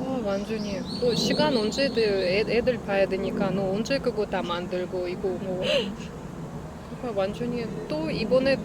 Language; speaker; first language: Korean; non-native, learner; Russian